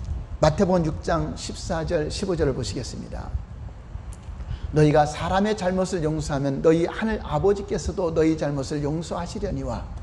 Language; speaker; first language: Korean; native; Korean